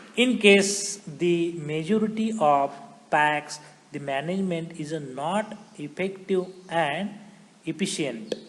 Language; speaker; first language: English; non-native, local second language; Marathi